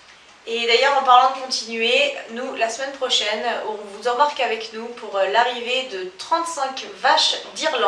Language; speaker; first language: French; native; French